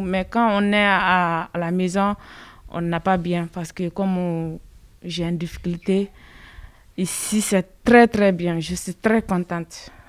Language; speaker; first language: French; non-native, learner; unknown